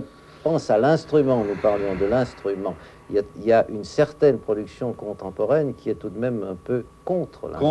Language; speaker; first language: French; native; French